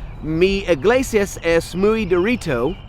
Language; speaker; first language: Spanish; non-native, learner; English